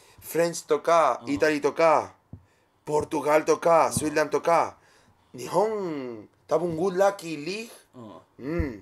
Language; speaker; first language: Japanese; non-native, learner; Spanish